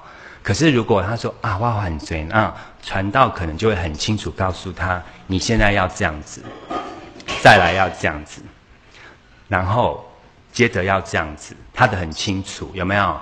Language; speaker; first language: Chinese; native; Chinese